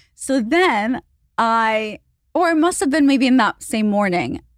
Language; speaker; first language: English; non-native, fluent; Hebrew